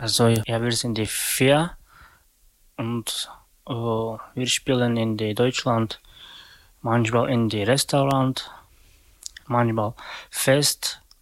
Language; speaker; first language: German; non-native, learner; Slovak